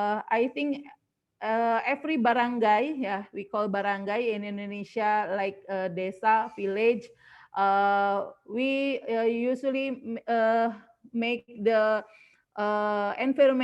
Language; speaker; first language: English; non-native, learner; Indonesian